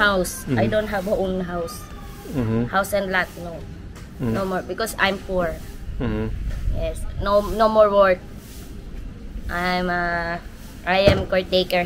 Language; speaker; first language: English; non-native, learner; Filipino